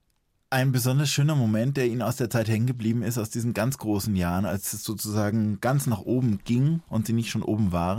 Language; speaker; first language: German; native; German